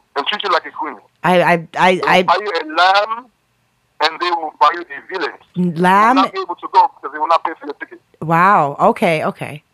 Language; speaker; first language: English; non-native, fluent; French